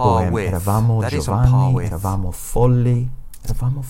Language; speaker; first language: Italian; non-native, learner; English